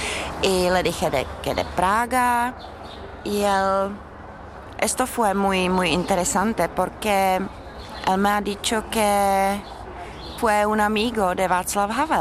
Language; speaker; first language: Spanish; non-native, fluent; Czech